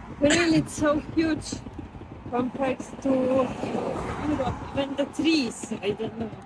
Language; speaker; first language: English; non-native, fluent; Polish